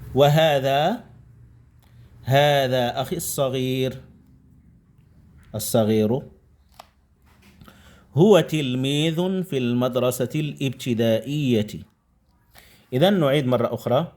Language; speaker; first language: Arabic; non-native, fluent; Indonesian